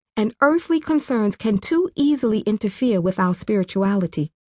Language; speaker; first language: English; non-native, local second language; Kinyarwanda